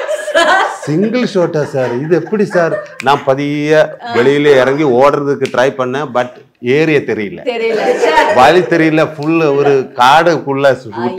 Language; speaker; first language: Tamil; non-native, learner; Malayalam